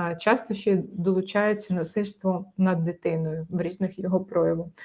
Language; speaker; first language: Ukrainian; native; Ukrainian